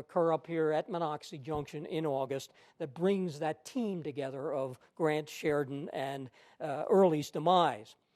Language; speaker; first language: English; native; English